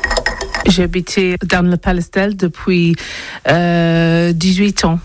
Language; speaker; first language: French; non-native, learner; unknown